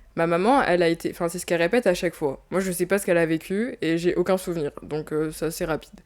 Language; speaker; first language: French; native; French